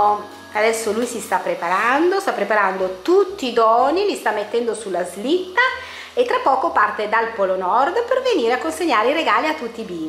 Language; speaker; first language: Italian; native; Italian